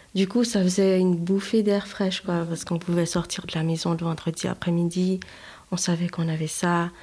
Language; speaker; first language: French; non-native, local second language; Haitian Creole